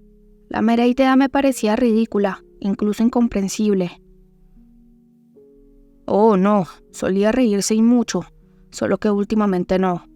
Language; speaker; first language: Spanish; native; Spanish